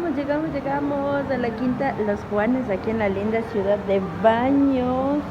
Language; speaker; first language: Spanish; native; Spanish